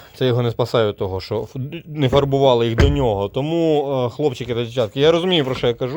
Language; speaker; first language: Ukrainian; native; Ukrainian